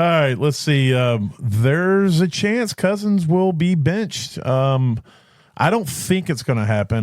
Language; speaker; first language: English; native; English